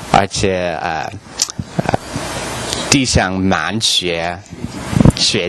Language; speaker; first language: Chinese; non-native, learner; English